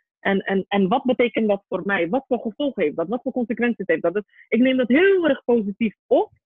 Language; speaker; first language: Dutch; early bilingual, other home language; Persian